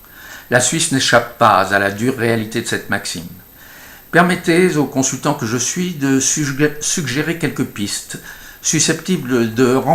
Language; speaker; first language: French; native; French